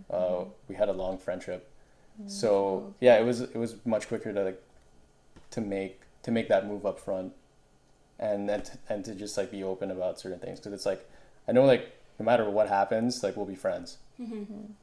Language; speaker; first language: English; non-native, local second language; Filipino